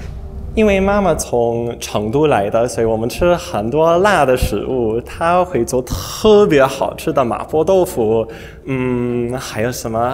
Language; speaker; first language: Chinese; early bilingual, heritage; Chinese